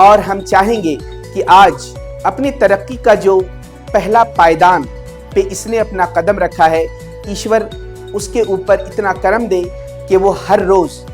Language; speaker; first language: Hindi; native; Hindi